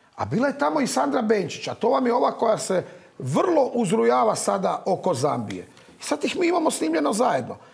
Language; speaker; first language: Croatian; native; Croatian